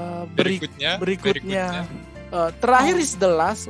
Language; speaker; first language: English; non-native, fluent; Indonesian